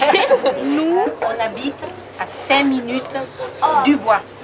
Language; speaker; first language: French; native; French